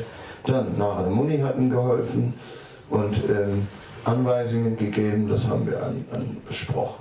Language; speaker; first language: German; non-native, fluent; Dutch